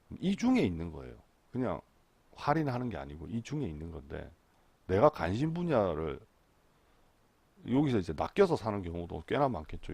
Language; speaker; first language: Korean; native; Korean